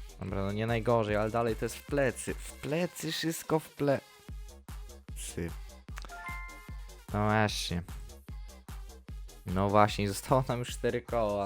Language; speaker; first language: Polish; native; Polish